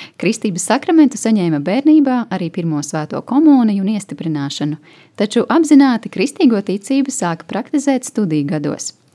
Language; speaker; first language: Latvian; native; Latvian